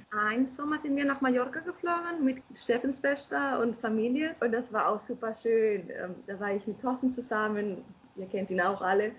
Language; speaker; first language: German; non-native, fluent; Spanish